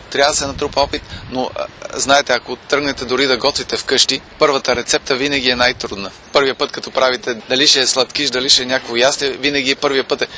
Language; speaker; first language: Bulgarian; non-native, fluent; German